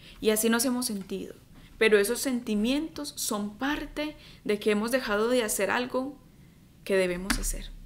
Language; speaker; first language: Spanish; native; Spanish